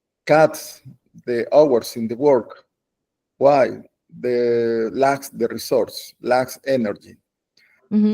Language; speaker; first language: English; non-native, learner; Spanish